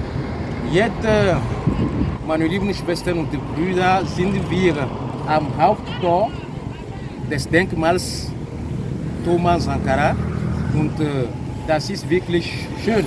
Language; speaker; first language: German; non-native, fluent; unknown